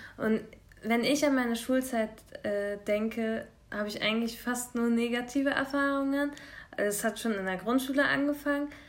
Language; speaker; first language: German; early bilingual, other home language; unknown